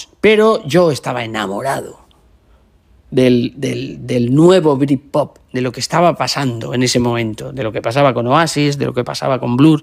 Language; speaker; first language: Spanish; native; Spanish